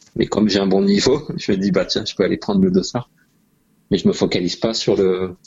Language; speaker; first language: French; native; French